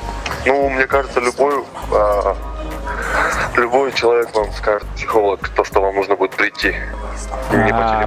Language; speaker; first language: Russian; native; Russian